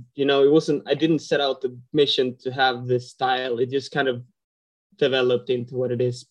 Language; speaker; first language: English; non-native, fluent; Swedish